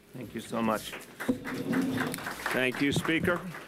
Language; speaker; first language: English; native; English